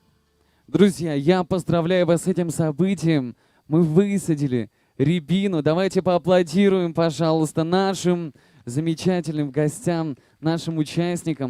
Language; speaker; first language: Russian; native; Russian